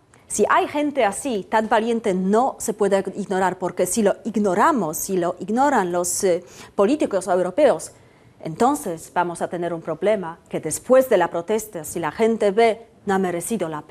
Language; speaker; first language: Spanish; non-native, fluent; Polish